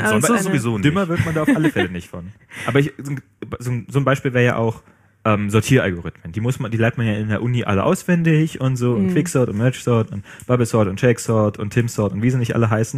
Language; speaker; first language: German; native; German